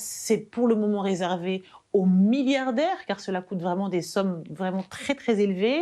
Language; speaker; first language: French; native; French